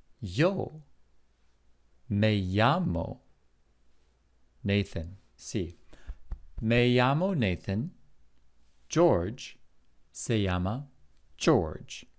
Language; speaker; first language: Spanish; non-native, fluent; English